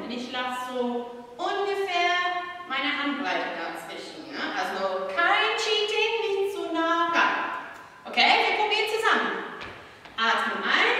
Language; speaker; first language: German; non-native, fluent; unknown